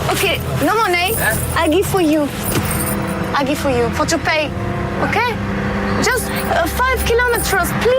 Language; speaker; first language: English; non-native, learner; French